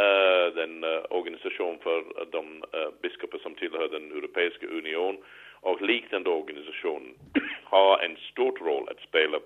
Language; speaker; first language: Swedish; non-native, fluent; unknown